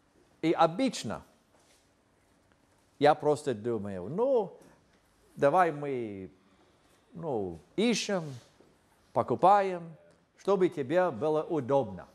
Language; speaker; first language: Russian; non-native, fluent; English